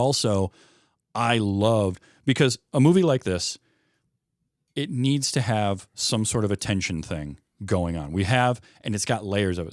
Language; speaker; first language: English; native; English